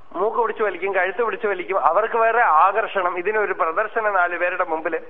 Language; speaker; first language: Malayalam; non-native, local second language; Tamil